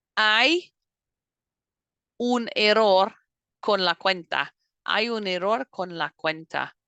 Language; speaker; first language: Spanish; non-native, fluent; English